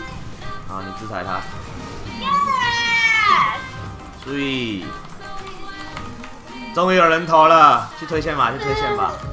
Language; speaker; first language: Chinese; native; Chinese